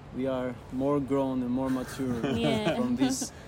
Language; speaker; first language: English; non-native, fluent; Albanian